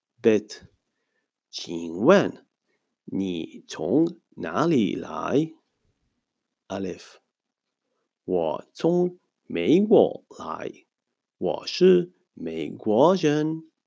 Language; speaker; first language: Chinese; non-native, fluent; Hebrew